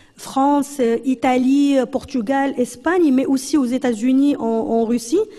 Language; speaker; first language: French; non-native, local second language; Arabic